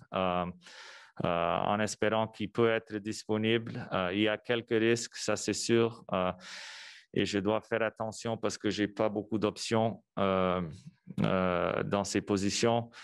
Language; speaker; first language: French; non-native, local second language; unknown